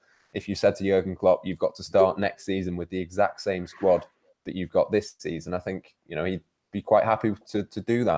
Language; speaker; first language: English; native; English